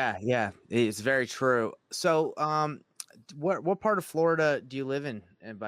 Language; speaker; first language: English; native; English